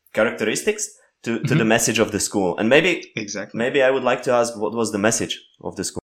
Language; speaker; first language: English; non-native, fluent; Slovak